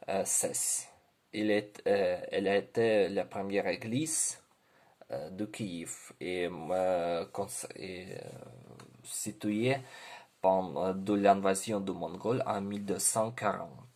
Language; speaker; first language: French; non-native, learner; Ukrainian